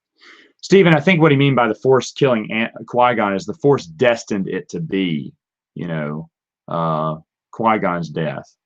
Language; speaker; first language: English; native; English